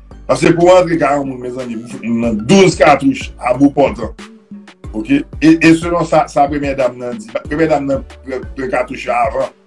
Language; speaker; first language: French; non-native, local second language; Haitian Creole